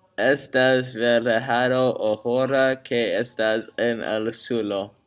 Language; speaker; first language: Spanish; non-native, learner; English